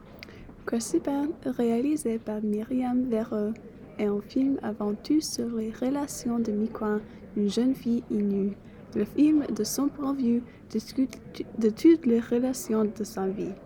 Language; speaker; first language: French; non-native, learner; English